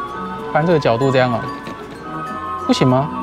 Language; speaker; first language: Chinese; native; Chinese